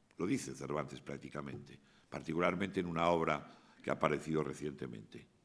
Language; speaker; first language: Spanish; native; Spanish